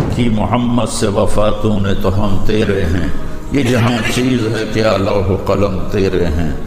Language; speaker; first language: Urdu; non-native, local second language; Punjabi